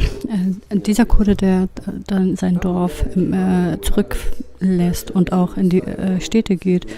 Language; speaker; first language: German; non-native, fluent; Kurdish